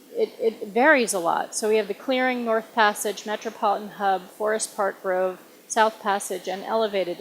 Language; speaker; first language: English; native; English